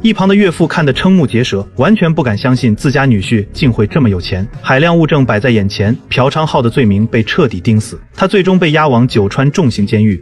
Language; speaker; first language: Chinese; native; Chinese